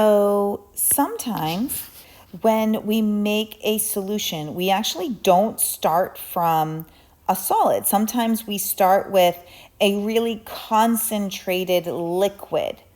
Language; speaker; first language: English; native; English